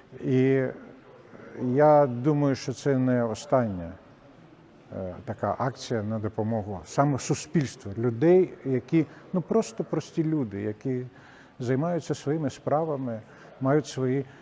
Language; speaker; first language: Ukrainian; non-native, fluent; Lithuanian